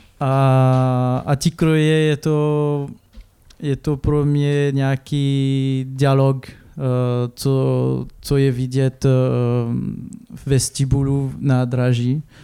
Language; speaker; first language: Czech; non-native, learner; French